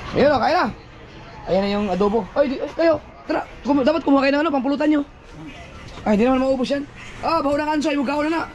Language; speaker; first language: Filipino; non-native, local second language; Cebuano